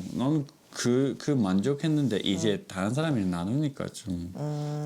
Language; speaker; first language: Korean; non-native, learner; English